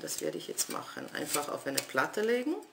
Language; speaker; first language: German; non-native, fluent; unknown